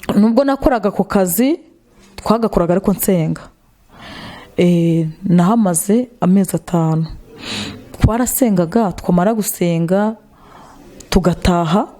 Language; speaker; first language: Kinyarwanda; native; Kinyarwanda